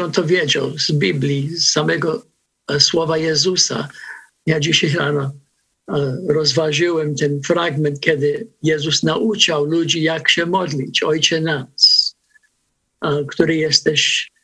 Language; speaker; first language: Polish; non-native, fluent; English